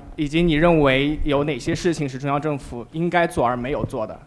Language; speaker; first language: Chinese; native; Chinese